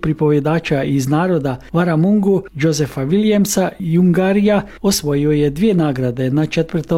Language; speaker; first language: Croatian; native; Croatian